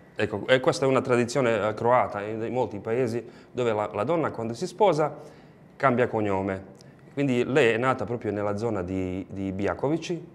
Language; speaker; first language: Italian; non-native, fluent; Croatian